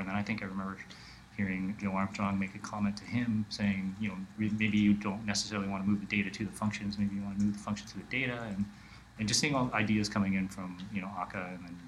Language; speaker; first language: English; native; English